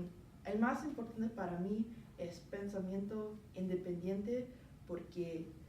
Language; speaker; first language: Spanish; non-native, learner; English